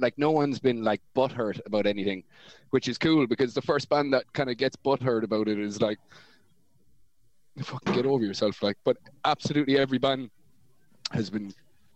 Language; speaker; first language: English; native; English